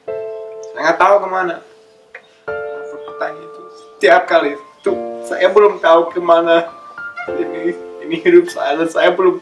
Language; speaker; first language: Indonesian; non-native, learner; English